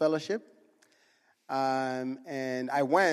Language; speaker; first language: English; non-native, local second language; Igbo